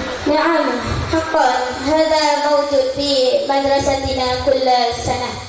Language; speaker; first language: Arabic; non-native, learner; Indonesian